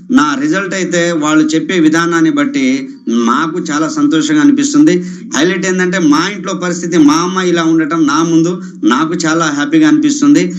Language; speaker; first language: Telugu; non-native, local second language; Lambadi